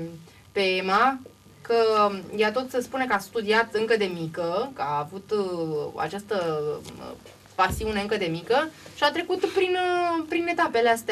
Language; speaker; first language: Romanian; native; Romanian